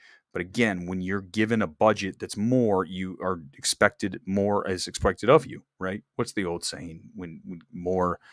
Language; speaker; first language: English; native; English